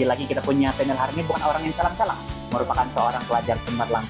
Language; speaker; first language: Malay; native; Malay